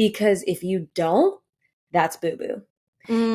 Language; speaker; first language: English; native; English